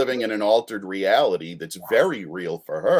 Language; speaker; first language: English; native; English